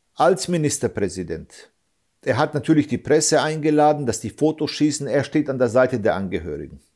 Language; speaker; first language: German; early bilingual, other home language; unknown